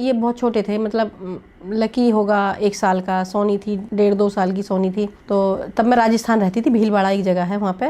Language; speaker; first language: Hindi; native; Hindi